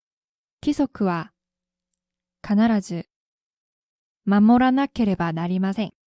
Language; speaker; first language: Japanese; non-native, fluent; Korean